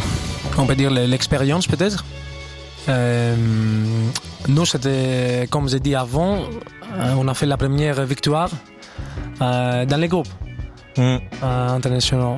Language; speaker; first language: French; non-native, fluent; Greek